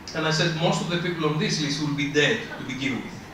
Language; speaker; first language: English; non-native, fluent; Greek